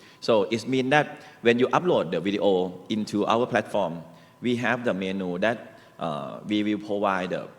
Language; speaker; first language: English; non-native, learner; Thai